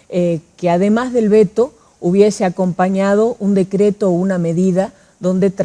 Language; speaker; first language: Spanish; native; Spanish